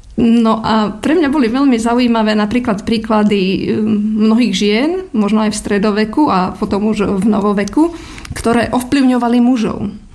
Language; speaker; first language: Slovak; native; Slovak